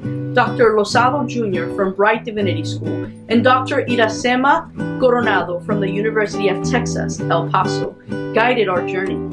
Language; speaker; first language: English; non-native, local second language; Spanish